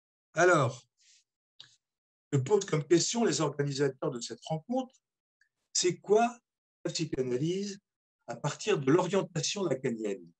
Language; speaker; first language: French; native; French